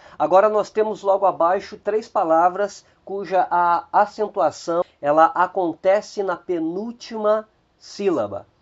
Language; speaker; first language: Portuguese; native; Portuguese